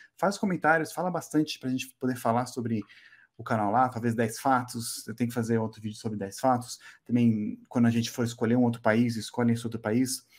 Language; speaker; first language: Portuguese; native; Portuguese